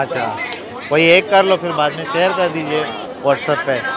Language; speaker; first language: Hindi; non-native, local second language; Marathi